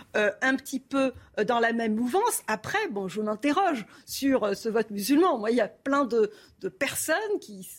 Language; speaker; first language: French; non-native, local second language; Arabic